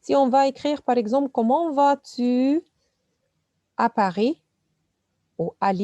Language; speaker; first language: French; non-native, fluent; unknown